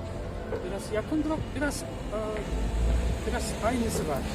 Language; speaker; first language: Turkish; non-native, learner; Kyrgyz